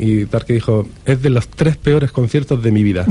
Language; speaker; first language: Spanish; native; Spanish